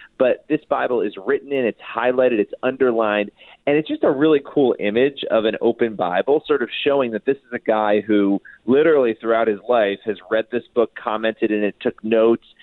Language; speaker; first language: English; native; English